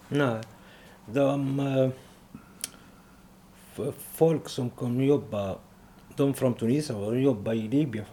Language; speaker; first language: Swedish; non-native, learner; Arabic